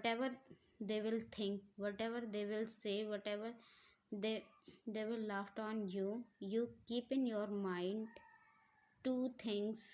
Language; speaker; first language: English; non-native, learner; Hindi